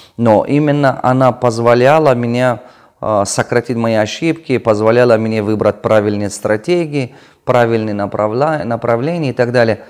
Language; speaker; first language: Russian; non-native, local second language; Tajik